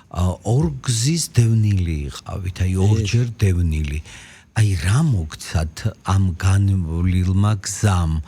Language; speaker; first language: Georgian; native; Georgian